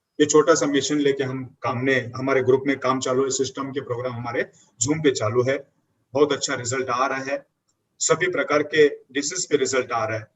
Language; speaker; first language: Hindi; non-native, local second language; Marathi